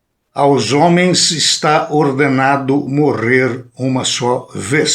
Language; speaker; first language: Portuguese; native; Portuguese